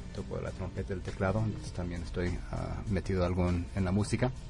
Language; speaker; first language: Spanish; non-native, fluent; English